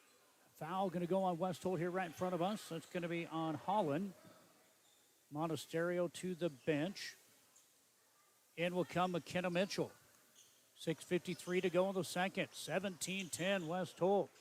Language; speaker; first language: English; native; English